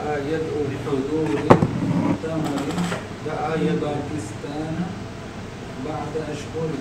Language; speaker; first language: Arabic; non-native, learner; Urdu